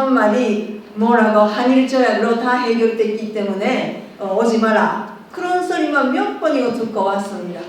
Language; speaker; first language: Korean; non-native, fluent; Japanese